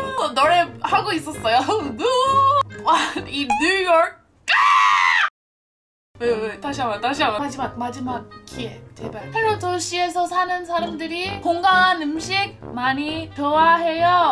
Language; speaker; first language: Korean; non-native, learner; English